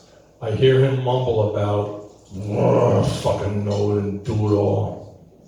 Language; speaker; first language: English; native; English